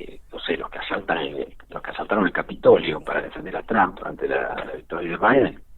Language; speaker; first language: Spanish; native; Spanish